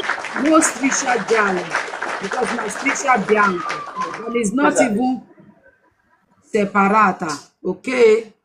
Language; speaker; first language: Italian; non-native, learner; Yoruba